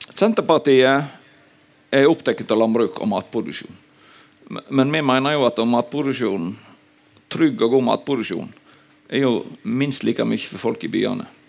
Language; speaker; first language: Norwegian; native; Norwegian